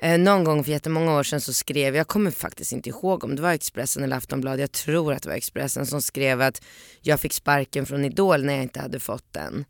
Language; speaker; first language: Swedish; early bilingual, other home language; Polish